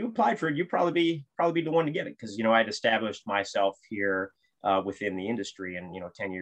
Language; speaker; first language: English; native; English